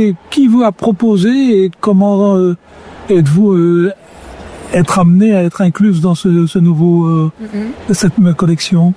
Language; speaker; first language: French; native; French